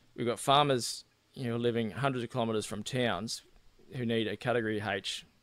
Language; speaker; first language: English; native; English